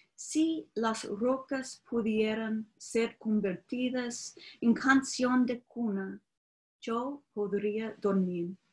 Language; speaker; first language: Spanish; non-native, fluent; English